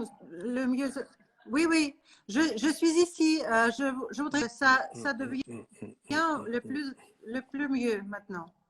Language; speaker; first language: French; non-native, learner; Russian